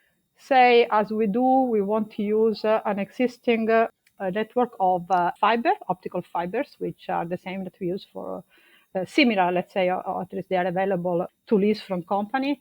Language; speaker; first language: English; non-native, fluent; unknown